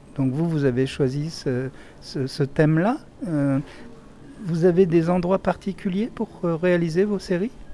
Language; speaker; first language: French; native; French